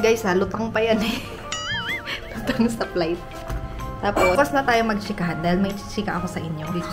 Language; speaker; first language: Filipino; native; Filipino